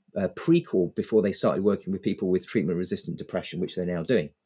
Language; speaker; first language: English; native; English